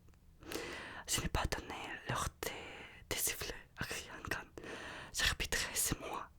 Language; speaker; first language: French; non-native, learner; Russian